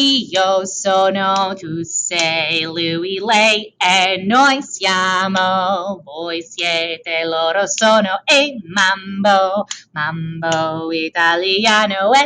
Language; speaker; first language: Italian; non-native, fluent; English